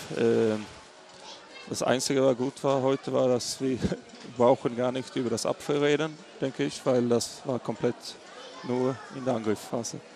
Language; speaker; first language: German; non-native, fluent; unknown